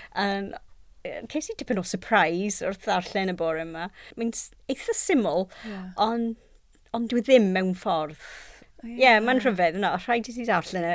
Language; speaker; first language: Welsh; non-native, local second language; English